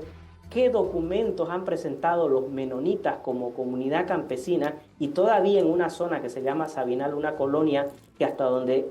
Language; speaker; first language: Spanish; native; Spanish